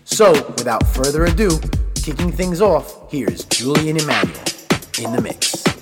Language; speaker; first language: English; early bilingual, other home language; Spanish